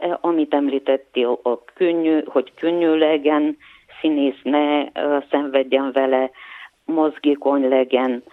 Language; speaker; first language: Hungarian; non-native, fluent; Bulgarian